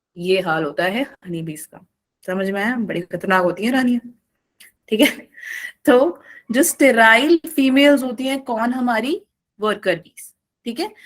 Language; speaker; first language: Hindi; non-native, local second language; Malayalam